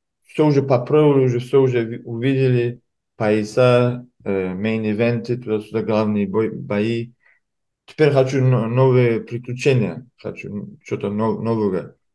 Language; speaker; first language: Russian; early bilingual, heritage; Kumyk